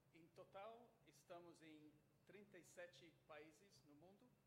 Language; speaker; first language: Portuguese; non-native, fluent; English